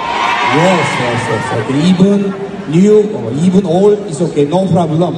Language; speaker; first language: English; non-native, learner; Korean